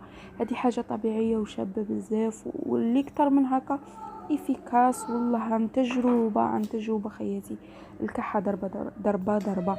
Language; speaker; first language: Arabic; native; Arabic